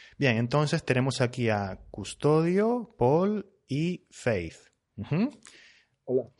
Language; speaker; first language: Spanish; native; Spanish